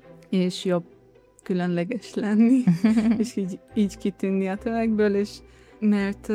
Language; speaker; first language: Hungarian; early bilingual, heritage; Hungarian